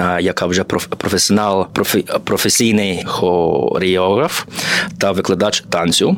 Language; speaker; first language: Ukrainian; early bilingual, heritage; Ukrainian